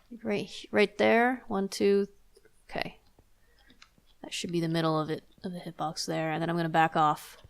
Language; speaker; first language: English; native; English